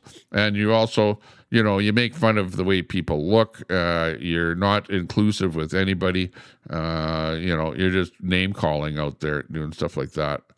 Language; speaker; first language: English; native; English